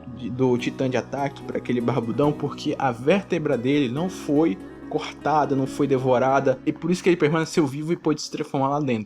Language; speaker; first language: Portuguese; native; Portuguese